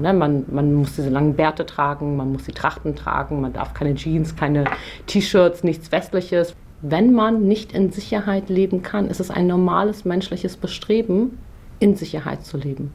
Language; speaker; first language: German; early bilingual, other home language; Persian